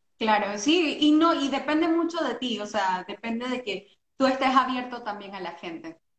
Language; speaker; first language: Spanish; native; Spanish